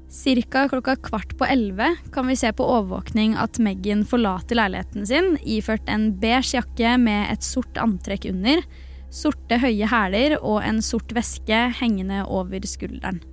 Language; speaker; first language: Norwegian; native; Norwegian